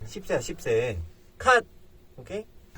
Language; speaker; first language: Korean; native; Korean